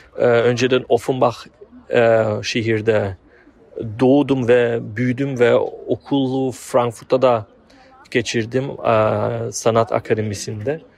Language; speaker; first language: Turkish; early bilingual, heritage; Turkish